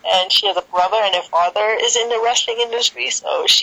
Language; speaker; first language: English; non-native, fluent; German